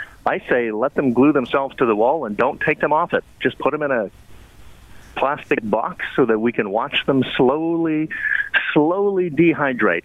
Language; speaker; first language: English; native; English